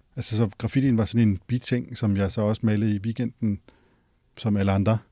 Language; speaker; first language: Danish; native; Danish